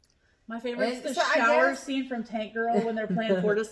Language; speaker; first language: English; native; English